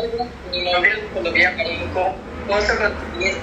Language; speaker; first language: Spanish; native; Spanish